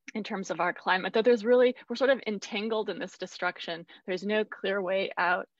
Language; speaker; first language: English; native; English